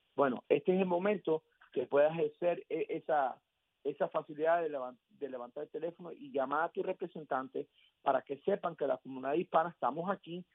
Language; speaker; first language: Spanish; early bilingual, heritage; Spanish